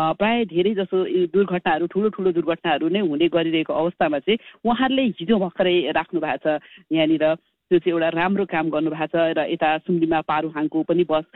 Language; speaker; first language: Nepali; native; Nepali